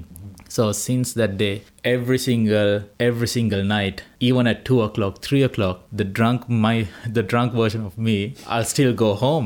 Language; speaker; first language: English; non-native, local second language; Sinhala